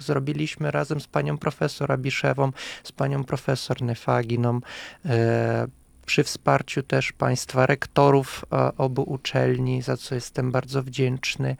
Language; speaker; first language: Polish; non-native, fluent; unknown